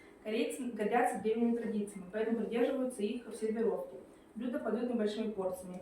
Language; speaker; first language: Russian; native; Russian